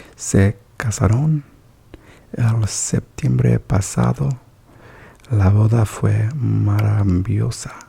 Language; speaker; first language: Spanish; non-native, learner; English